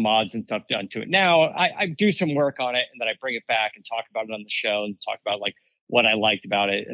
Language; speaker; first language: English; native; English